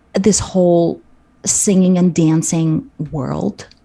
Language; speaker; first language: English; non-native, fluent; Russian